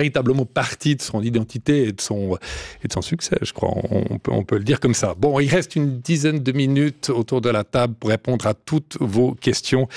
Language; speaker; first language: French; native; French